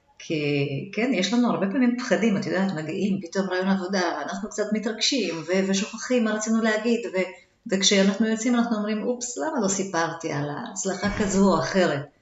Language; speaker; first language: Hebrew; native; Hebrew